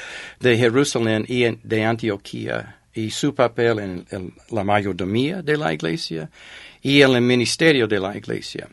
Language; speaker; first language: Spanish; non-native, fluent; English